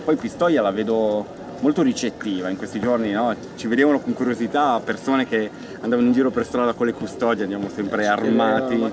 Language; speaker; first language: Italian; native; Italian